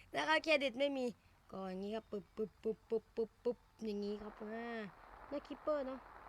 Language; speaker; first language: Thai; native; Thai